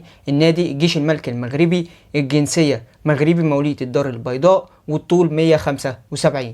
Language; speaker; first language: Arabic; native; Arabic